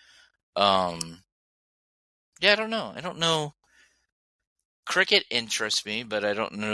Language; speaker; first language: English; native; English